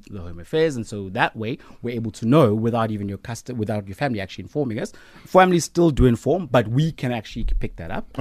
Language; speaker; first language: English; non-native, local second language; Zulu